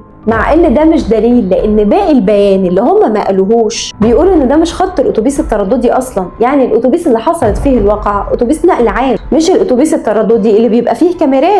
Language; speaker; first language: Arabic; native; Arabic